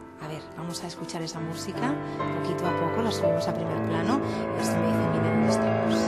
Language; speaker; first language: Spanish; native; Spanish